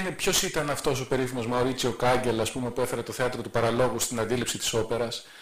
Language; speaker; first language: Greek; native; Greek